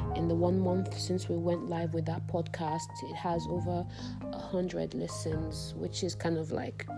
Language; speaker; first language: English; non-native, local second language; Yoruba